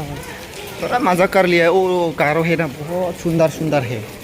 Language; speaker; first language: Hindi; non-native, local second language; Assamese